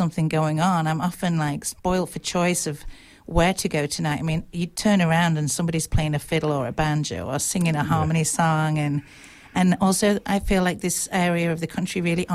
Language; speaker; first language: English; native; English